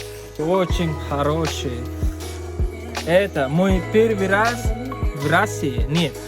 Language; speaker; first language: Russian; non-native, learner; Divehi